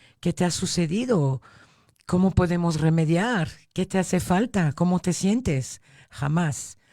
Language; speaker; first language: Spanish; non-native, fluent; French